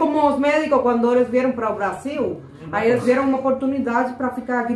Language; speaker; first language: Portuguese; non-native, fluent; Spanish